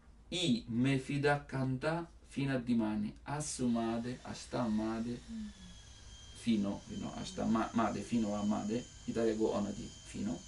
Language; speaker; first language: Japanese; non-native, learner; Italian